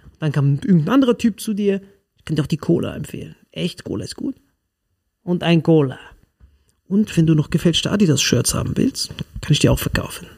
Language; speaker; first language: German; non-native, fluent; Spanish